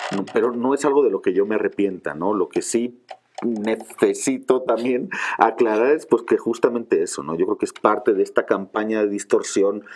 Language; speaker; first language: Spanish; native; Spanish